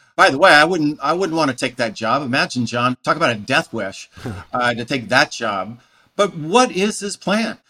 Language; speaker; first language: English; native; English